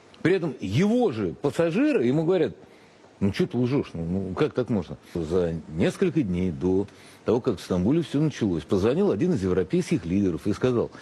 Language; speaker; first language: Russian; native; Russian